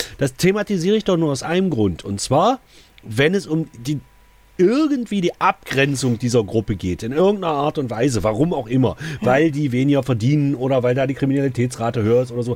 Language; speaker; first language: German; native; German